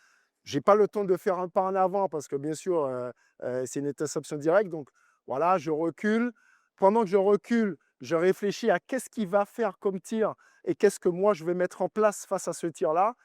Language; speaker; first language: French; native; French